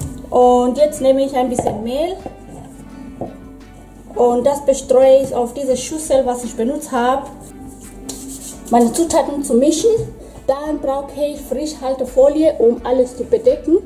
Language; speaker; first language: German; non-native, fluent; Swahili